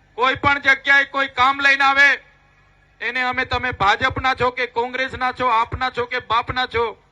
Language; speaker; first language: Gujarati; non-native, local second language; Vasavi